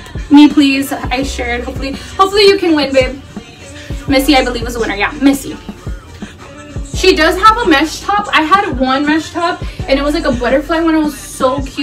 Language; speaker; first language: English; early bilingual, other home language; Spanish